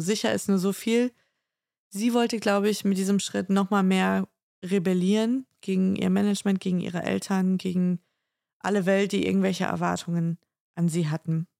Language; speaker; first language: German; native; German